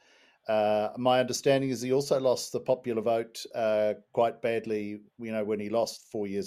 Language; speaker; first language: English; native; English